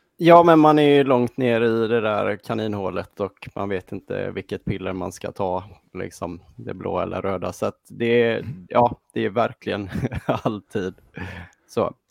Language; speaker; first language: Swedish; native; Swedish